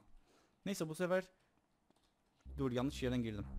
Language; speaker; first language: Turkish; native; Turkish